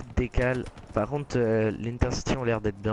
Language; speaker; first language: French; native; French